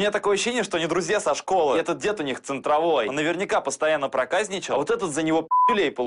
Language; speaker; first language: Russian; native; Russian